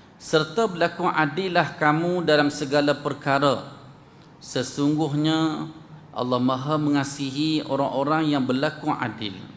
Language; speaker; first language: Malay; native; Malay